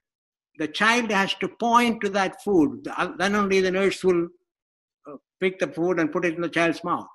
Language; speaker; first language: English; non-native, local second language; Malayalam